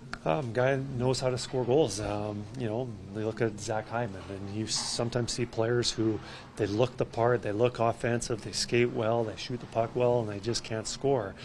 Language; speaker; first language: English; native; English